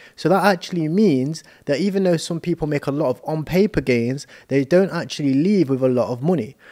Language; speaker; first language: English; native; English